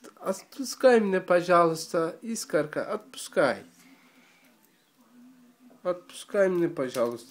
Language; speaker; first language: Russian; early bilingual, heritage; Russian